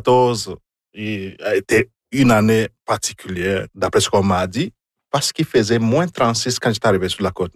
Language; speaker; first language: French; non-native, fluent; Igbo